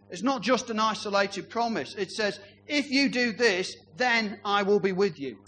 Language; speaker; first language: English; native; English